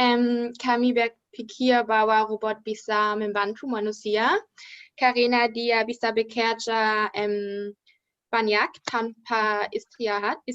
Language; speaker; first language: Indonesian; non-native, learner; German